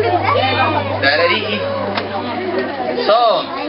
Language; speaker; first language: Norwegian; non-native, learner; Portuguese